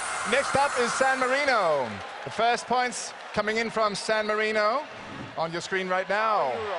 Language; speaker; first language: English; non-native, fluent; Danish